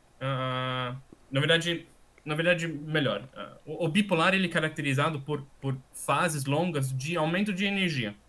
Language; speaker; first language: Portuguese; non-native, fluent; German